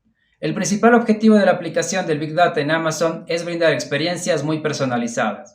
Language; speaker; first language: Spanish; native; Spanish